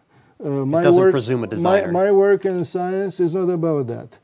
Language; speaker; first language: English; non-native, fluent; Romanian